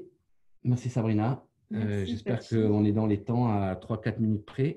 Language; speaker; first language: French; native; French